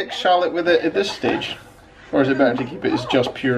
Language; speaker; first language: English; native; English